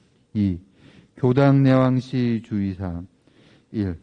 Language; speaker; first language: Korean; native; Korean